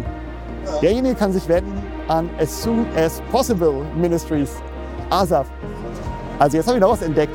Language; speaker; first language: German; native; German